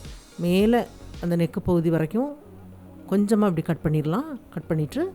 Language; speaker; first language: Tamil; native; Tamil